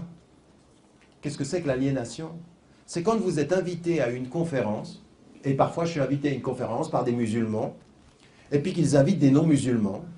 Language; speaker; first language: French; native; French